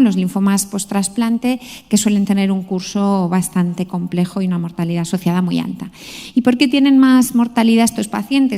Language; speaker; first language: Spanish; native; Spanish